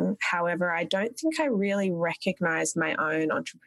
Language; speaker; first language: English; native; English